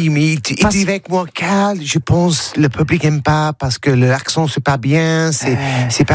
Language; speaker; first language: French; non-native, learner; English